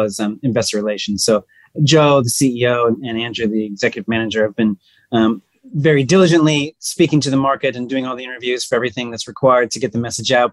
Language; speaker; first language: English; native; English